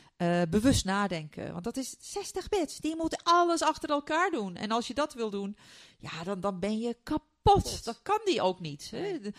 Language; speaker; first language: Dutch; non-native, fluent; Turkish